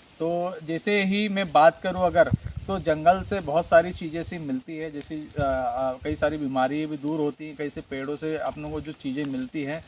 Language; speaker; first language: Hindi; native; Hindi